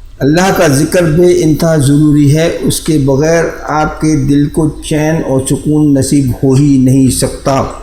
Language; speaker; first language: Urdu; native; Urdu